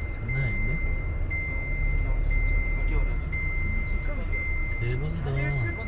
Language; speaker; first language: Korean; native; Korean